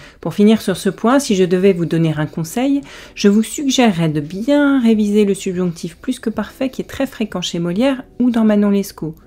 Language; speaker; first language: French; native; French